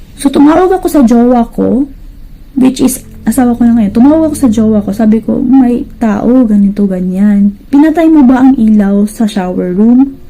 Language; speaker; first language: Filipino; native; Filipino